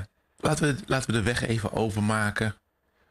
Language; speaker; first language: Dutch; native; Dutch